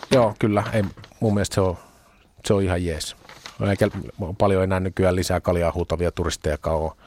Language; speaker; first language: Finnish; native; Finnish